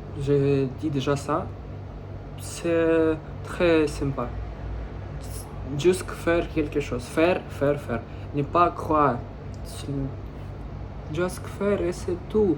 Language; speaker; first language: French; non-native, learner; Russian